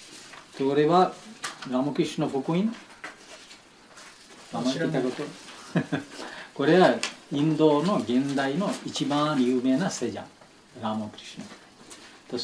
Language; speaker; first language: Japanese; non-native, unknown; Bangla